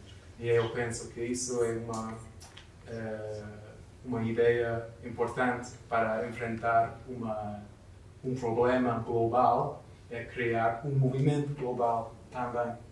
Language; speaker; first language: Portuguese; non-native, learner; English